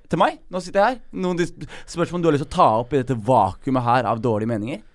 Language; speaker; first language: Norwegian; early bilingual, other home language; Somali